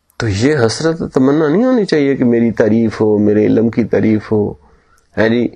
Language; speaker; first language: Urdu; native; Urdu